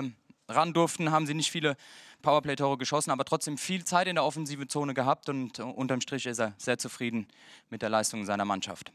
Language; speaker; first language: German; native; German